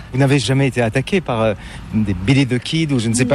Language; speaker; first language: French; native; French